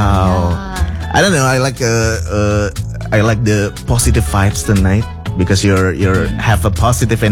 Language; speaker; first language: English; non-native, fluent; Indonesian